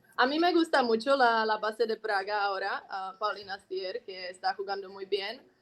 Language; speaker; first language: Spanish; non-native, fluent; Czech